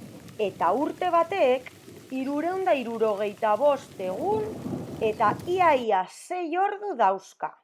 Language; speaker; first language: Basque; non-native, local second language; Spanish